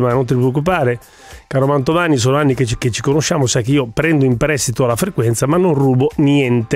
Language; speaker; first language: Italian; native; Italian